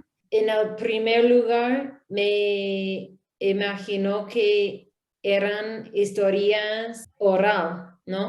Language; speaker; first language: Spanish; non-native, learner; English